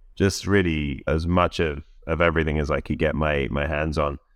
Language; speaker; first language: English; native; English